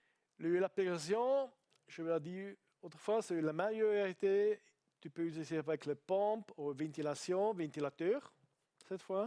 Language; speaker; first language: French; non-native, learner; Italian